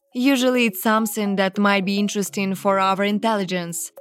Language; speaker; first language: English; non-native, fluent; Ukrainian